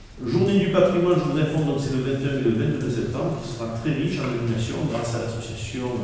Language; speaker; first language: French; native; French